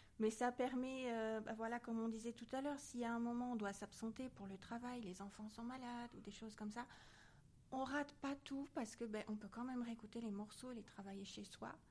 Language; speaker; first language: French; native; French